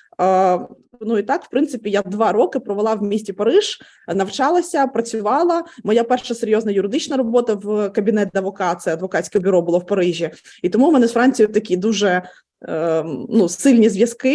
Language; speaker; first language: Ukrainian; native; Ukrainian